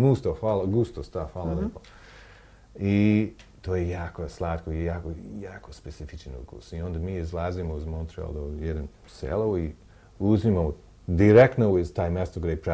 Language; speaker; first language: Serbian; non-native, learner; English